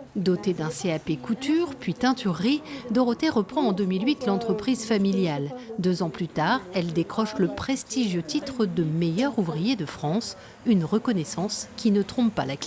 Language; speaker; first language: French; native; French